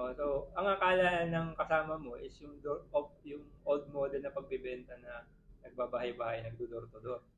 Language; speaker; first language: Filipino; native; Filipino